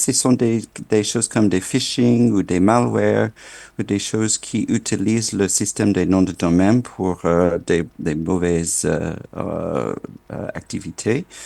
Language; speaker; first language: French; non-native, fluent; English